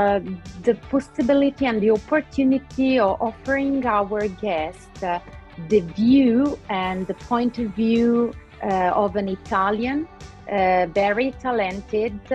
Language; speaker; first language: English; non-native, local second language; Italian